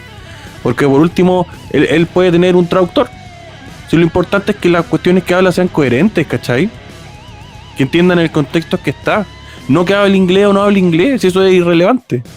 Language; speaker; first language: Spanish; native; Spanish